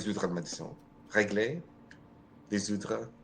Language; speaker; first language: French; non-native, learner; English